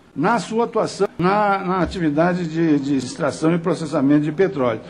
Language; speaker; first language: Portuguese; native; Portuguese